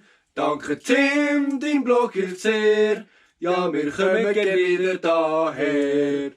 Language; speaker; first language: German; native; German